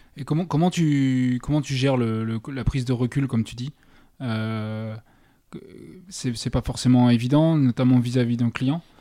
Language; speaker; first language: French; native; French